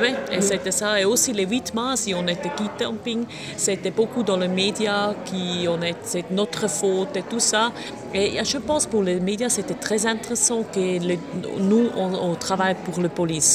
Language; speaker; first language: French; non-native, local second language; German